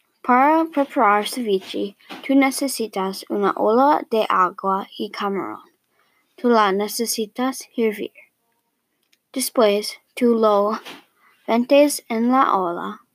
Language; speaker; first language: Spanish; non-native, learner; English